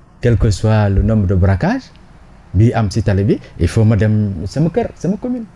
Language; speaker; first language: Wolof; non-native, local second language; Jola-Fonyi